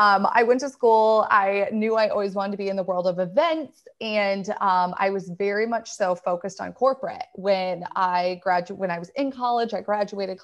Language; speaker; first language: English; native; English